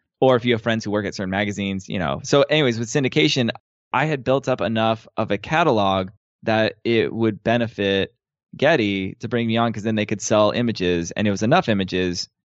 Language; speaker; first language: English; native; English